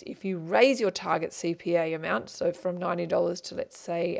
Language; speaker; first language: English; native; English